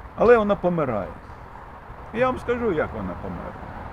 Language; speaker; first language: Ukrainian; non-native, fluent; Russian